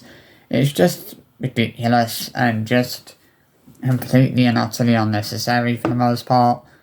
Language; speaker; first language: English; native; English